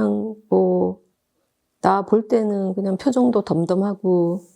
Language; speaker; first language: Korean; native; Korean